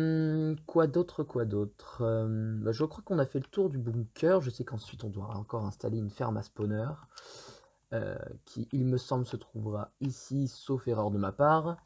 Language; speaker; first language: French; native; French